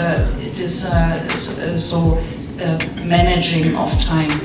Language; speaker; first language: English; non-native, learner; German